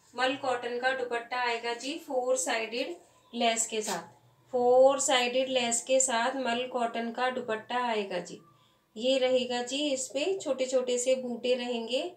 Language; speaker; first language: Hindi; native; Hindi